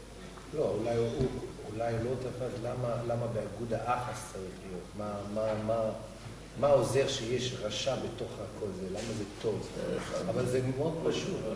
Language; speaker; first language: Hebrew; non-native, learner; English